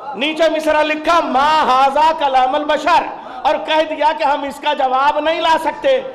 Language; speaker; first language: Hindi; native; Hindi